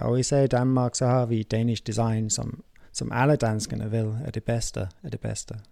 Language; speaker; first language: Danish; non-native, fluent; English